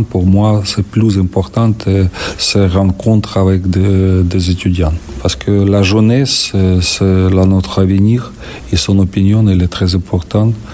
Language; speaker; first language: French; non-native, learner; Ukrainian